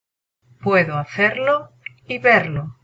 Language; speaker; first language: Spanish; non-native, learner; English